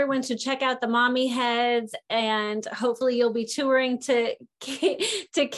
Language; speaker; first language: English; native; English